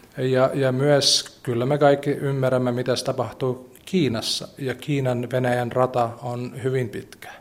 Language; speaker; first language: Finnish; non-native, fluent; Latvian